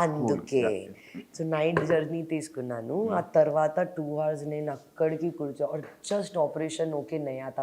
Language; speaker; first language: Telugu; non-native, local second language; Hindi